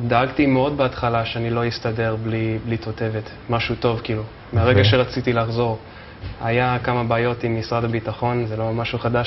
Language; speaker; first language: Hebrew; non-native, fluent; English